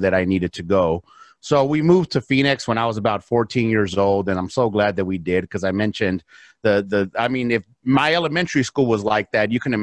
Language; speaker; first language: English; early bilingual, other home language; Spanish